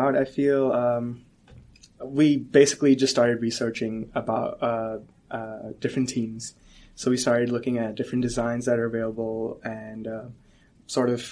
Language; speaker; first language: English; non-native, local second language; Hindi